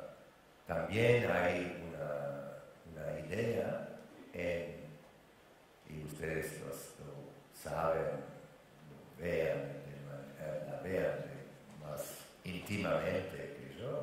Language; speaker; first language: Spanish; non-native, fluent; English